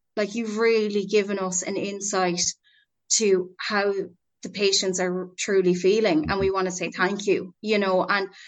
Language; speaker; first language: English; native; English